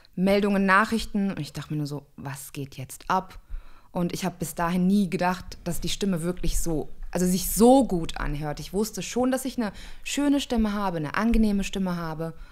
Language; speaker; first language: German; native; German